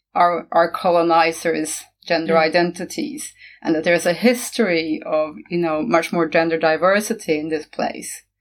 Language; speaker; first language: English; non-native, fluent; Norwegian